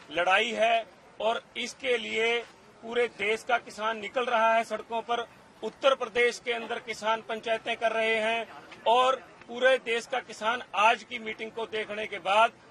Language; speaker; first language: Hindi; native; Hindi